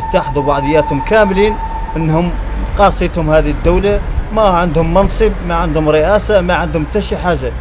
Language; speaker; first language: Arabic; native; Arabic